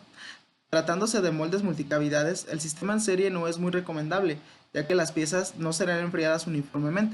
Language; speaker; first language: Spanish; native; Spanish